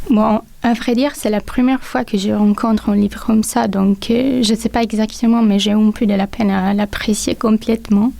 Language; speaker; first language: French; non-native, local second language; Italian